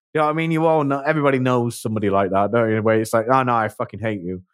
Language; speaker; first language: English; native; English